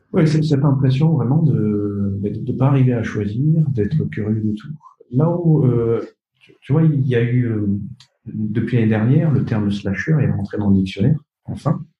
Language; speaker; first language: French; native; French